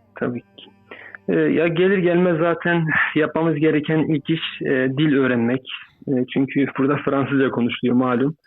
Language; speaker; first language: Turkish; native; Turkish